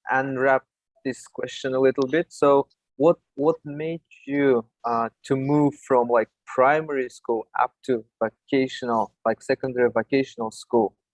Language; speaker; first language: English; non-native, fluent; Russian